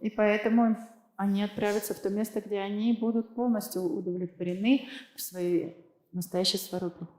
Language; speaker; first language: Russian; native; Russian